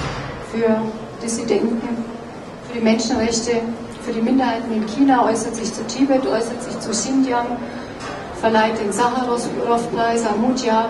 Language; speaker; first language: German; native; German